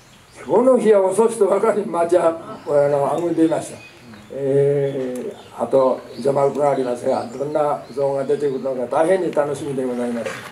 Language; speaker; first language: Japanese; native; Japanese